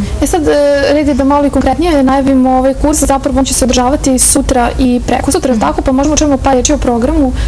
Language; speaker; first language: Serbian; native; Serbian